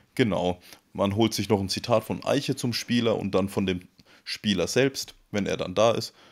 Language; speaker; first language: German; native; German